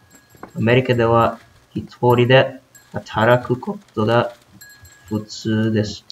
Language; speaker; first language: Japanese; non-native, learner; English